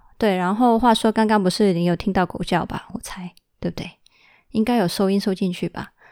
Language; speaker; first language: Chinese; early bilingual, heritage; Chinese